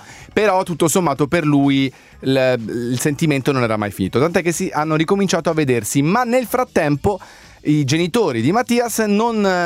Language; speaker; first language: Italian; native; Italian